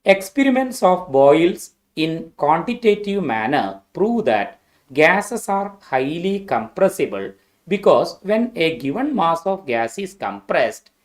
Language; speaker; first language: English; non-native, local second language; Malayalam